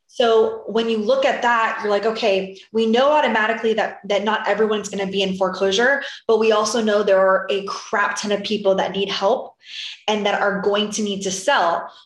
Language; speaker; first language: English; native; English